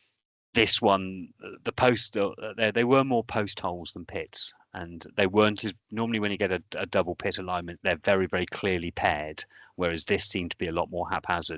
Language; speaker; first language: English; native; English